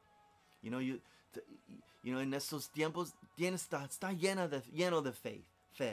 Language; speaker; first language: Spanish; non-native, learner; English